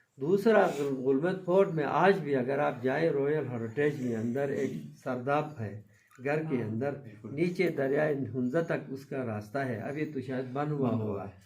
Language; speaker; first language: Urdu; non-native, local second language; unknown